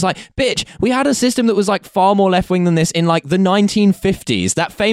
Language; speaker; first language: English; native; English